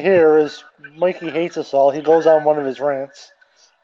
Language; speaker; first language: English; native; English